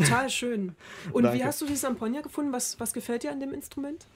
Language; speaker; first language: German; native; German